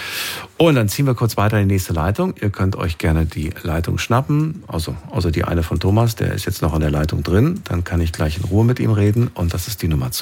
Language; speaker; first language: German; native; German